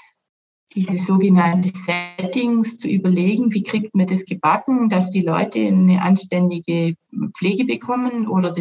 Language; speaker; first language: German; native; German